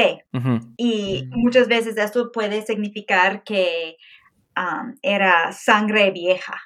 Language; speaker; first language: Spanish; non-native, fluent; English